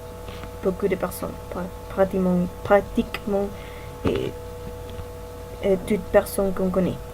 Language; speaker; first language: French; non-native, learner; Spanish